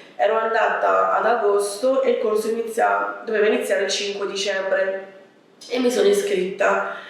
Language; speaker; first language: Italian; early bilingual, other home language; Arabic